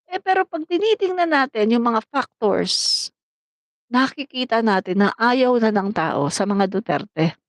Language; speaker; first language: Filipino; non-native, local second language; Cebuano